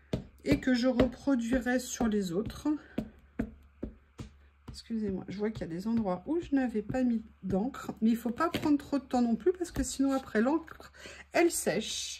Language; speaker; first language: French; native; French